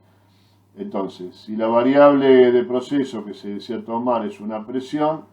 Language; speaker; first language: Spanish; native; Spanish